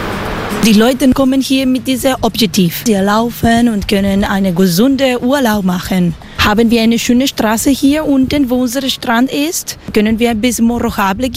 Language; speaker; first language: German; non-native, learner; Spanish